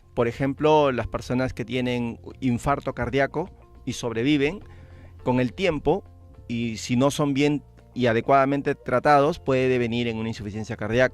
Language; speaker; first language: Spanish; native; Spanish